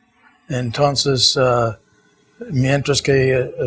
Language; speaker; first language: Spanish; non-native, fluent; English